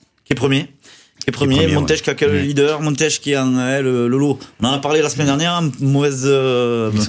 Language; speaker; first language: French; native; French